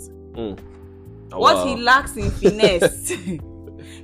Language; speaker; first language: English; non-native, local second language; Yoruba